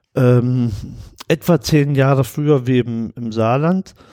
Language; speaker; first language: German; native; German